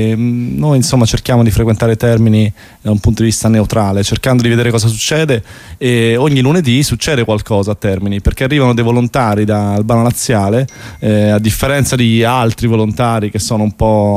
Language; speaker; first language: Italian; native; Italian